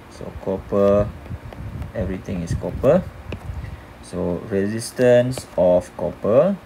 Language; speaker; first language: English; non-native, local second language; Malay